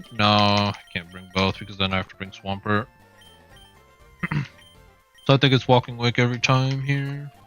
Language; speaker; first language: English; native; English